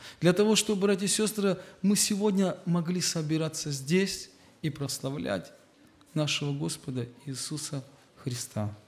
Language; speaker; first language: Russian; native; Russian